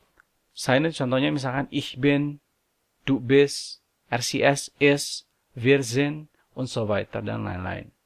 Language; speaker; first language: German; non-native, learner; Indonesian